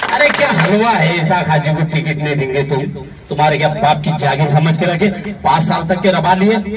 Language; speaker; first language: Hindi; native; Hindi